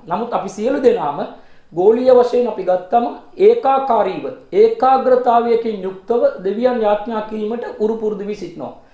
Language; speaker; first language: Sinhala; non-native, local second language; Tamil